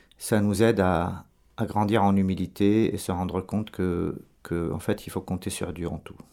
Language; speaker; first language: French; non-native, local second language; Arabic